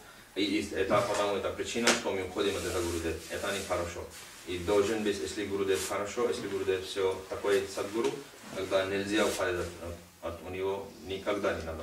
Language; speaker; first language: Russian; non-native, learner; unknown